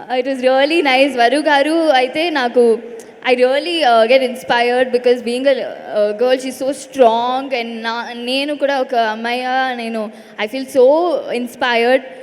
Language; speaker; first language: Telugu; non-native, learner; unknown